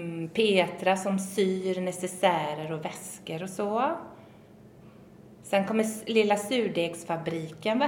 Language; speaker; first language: Swedish; native; Swedish